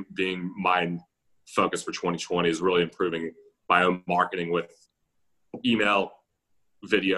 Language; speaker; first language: English; native; English